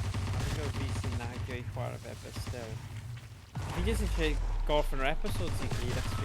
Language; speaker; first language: Welsh; native; Welsh